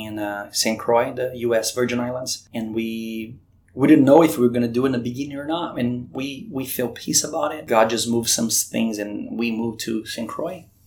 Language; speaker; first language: English; non-native, fluent; Portuguese